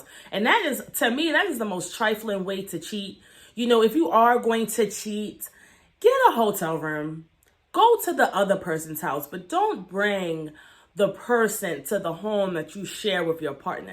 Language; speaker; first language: English; native; English